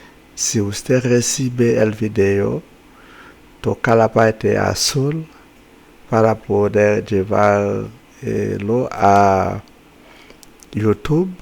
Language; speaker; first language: Spanish; non-native, fluent; Haitian Creole